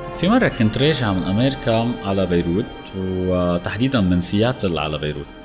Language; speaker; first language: Arabic; native; Arabic